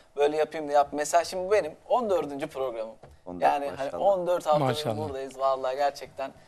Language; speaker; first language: Turkish; native; Turkish